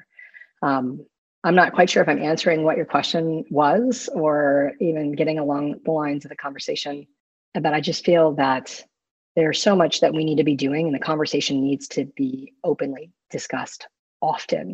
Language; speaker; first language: English; native; English